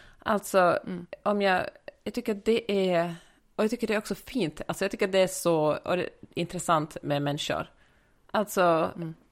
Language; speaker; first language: Swedish; native; Swedish